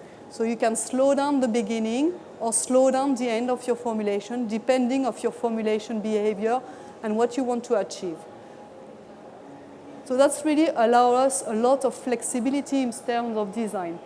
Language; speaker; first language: English; non-native, fluent; French